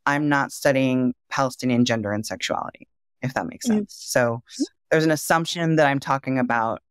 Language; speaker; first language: English; native; English